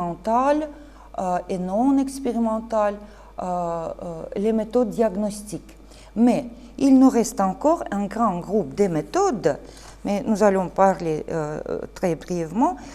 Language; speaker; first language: French; non-native, fluent; Russian